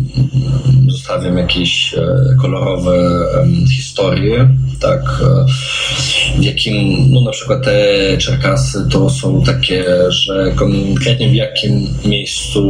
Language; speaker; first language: Polish; non-native, fluent; Russian